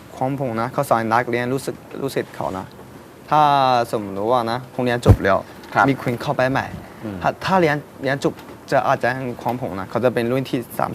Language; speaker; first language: Thai; non-native, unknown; Chinese